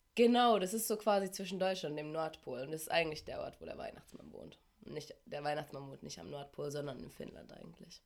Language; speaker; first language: German; early bilingual, heritage; German